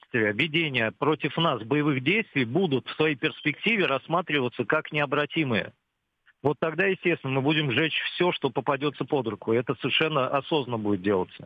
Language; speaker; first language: Russian; native; Russian